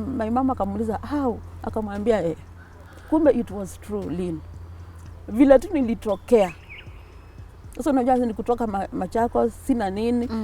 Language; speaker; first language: Swahili; non-native, local second language; Kamba